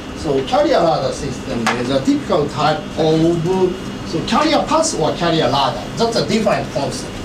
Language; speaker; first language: English; non-native, fluent; Japanese